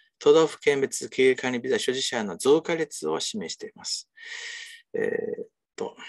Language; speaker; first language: Japanese; non-native, fluent; Chinese